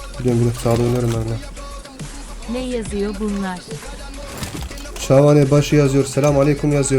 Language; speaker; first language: Turkish; native; Turkish